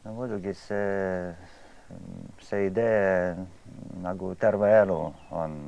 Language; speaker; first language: Estonian; non-native, learner; Ukrainian